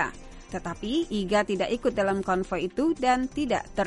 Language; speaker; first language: Indonesian; native; Indonesian